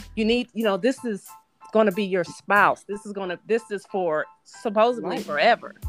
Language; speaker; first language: English; native; English